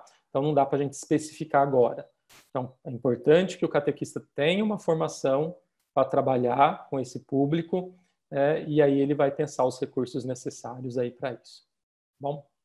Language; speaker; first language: Portuguese; native; Portuguese